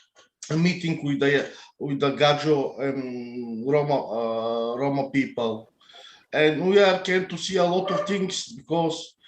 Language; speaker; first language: English; non-native, learner; Bulgarian